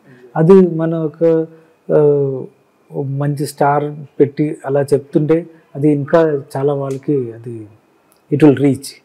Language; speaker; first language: Telugu; non-native, learner; Malayalam